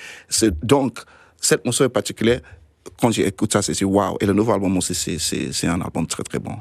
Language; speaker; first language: French; non-native, learner; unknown